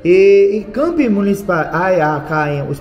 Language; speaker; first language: Spanish; non-native, learner; Portuguese